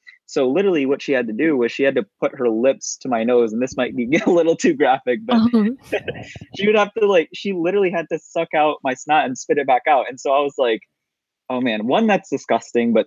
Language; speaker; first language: English; native; English